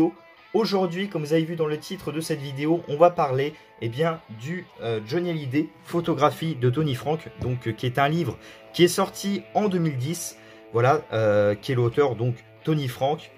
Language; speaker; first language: French; native; French